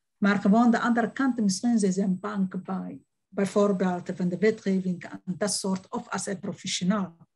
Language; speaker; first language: Dutch; non-native, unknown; Somali